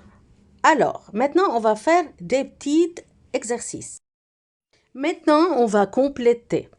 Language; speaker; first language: French; non-native, fluent; Arabic